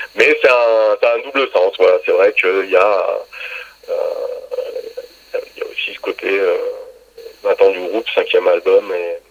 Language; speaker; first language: French; native; French